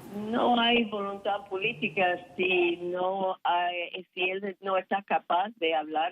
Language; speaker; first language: Spanish; non-native, fluent; English